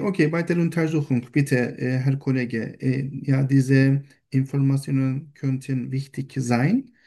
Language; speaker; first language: German; non-native, learner; Turkish